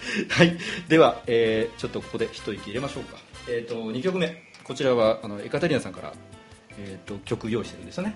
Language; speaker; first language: Japanese; native; Japanese